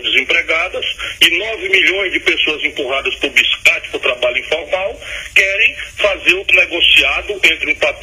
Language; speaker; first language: Portuguese; native; Portuguese